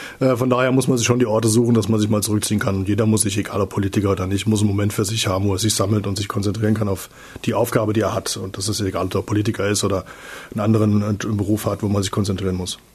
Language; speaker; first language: German; native; German